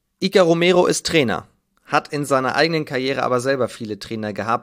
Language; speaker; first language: German; native; German